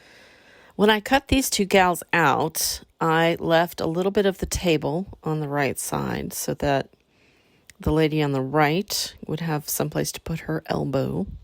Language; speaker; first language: English; native; English